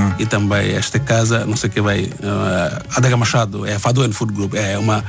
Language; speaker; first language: Portuguese; non-native, learner; Bangla